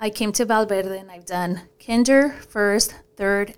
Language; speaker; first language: English; early bilingual, other home language; Spanish